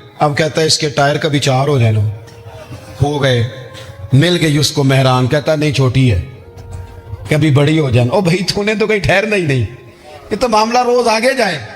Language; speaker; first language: Urdu; non-native, local second language; Punjabi